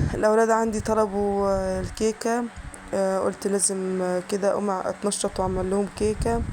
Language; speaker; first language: Arabic; native; Arabic